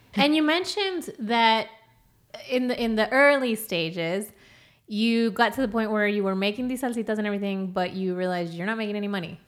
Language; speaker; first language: English; early bilingual, other home language; Spanish